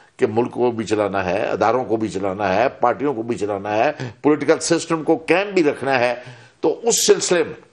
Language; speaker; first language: Urdu; native; Urdu